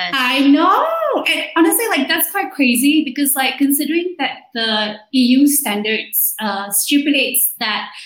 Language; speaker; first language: English; non-native, local second language; Malay